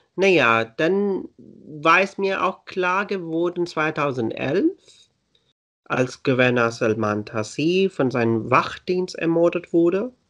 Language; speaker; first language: German; non-native, fluent; Urdu